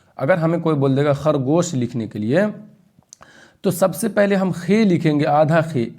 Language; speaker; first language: Hindi; native; Hindi